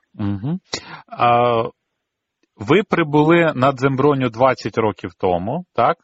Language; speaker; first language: Ukrainian; native; Ukrainian